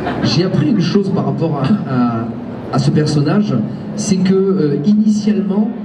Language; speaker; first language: French; native; French